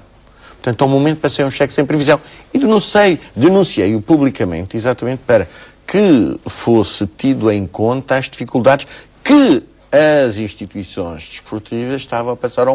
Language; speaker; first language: Portuguese; native; Portuguese